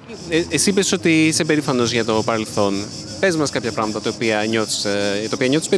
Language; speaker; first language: Greek; native; Greek